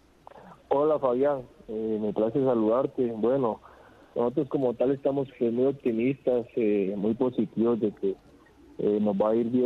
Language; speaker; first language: Spanish; native; Spanish